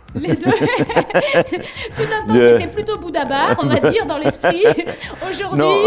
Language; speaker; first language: French; native; French